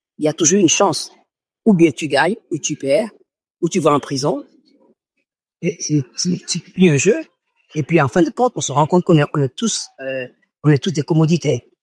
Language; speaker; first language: French; non-native, local second language; Fon